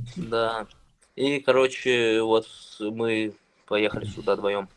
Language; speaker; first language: Russian; native; Russian